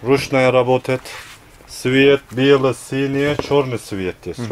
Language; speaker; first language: Russian; non-native, learner; Turkish